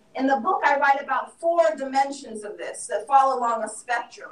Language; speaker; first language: English; native; English